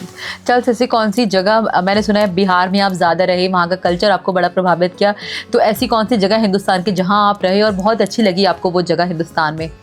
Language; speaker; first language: Hindi; native; Hindi